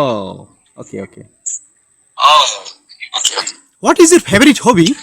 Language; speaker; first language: English; non-native, learner; Bangla